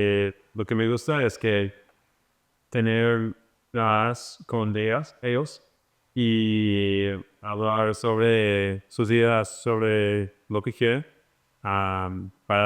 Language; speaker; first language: Spanish; non-native, learner; English